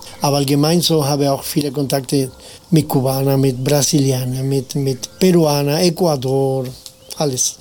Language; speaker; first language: German; non-native, fluent; Spanish